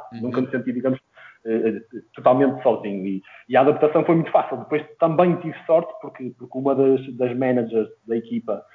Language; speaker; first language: Portuguese; native; Portuguese